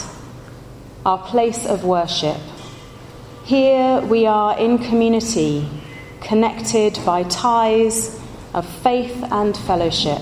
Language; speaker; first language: English; native; English